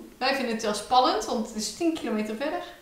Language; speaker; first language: Dutch; native; Dutch